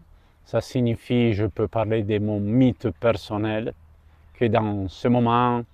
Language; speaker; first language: French; non-native, fluent; Italian